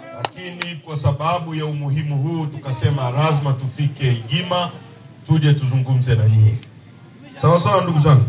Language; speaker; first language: Swahili; native; Swahili